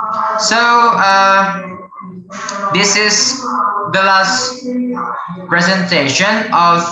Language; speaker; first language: English; non-native, learner; Indonesian